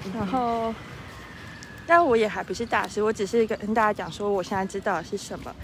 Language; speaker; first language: Chinese; native; Chinese